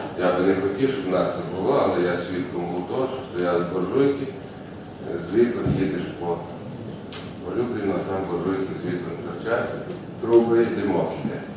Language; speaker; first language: Ukrainian; native; Ukrainian